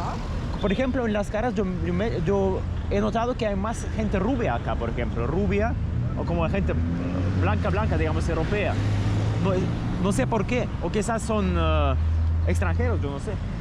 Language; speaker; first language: Spanish; non-native, fluent; Russian